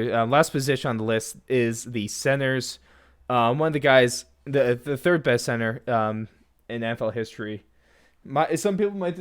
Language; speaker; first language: English; native; English